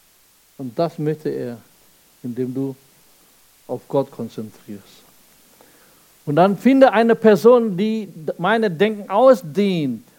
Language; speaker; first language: German; non-native, fluent; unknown